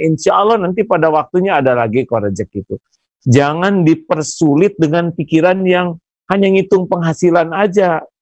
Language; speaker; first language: Indonesian; non-native, local second language; Sundanese